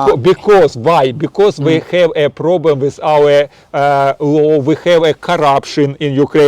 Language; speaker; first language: English; non-native, learner; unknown